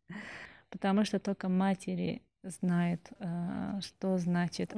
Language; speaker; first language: Russian; non-native, fluent; Azerbaijani